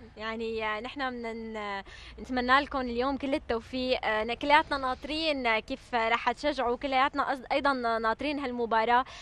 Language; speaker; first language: Arabic; native; Arabic